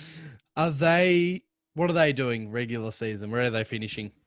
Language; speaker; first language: English; native; English